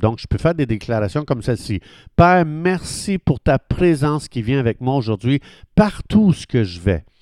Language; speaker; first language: French; native; French